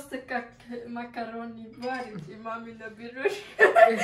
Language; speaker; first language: Russian; early bilingual, heritage; Russian